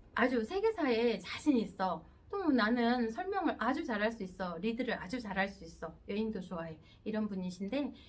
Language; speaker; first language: Korean; native; Korean